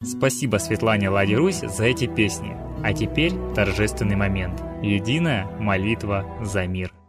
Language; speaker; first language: Russian; native; Russian